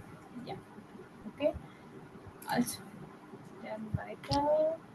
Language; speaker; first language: German; non-native, fluent; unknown